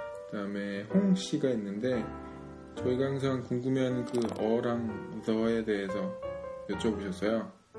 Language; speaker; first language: Korean; native; Korean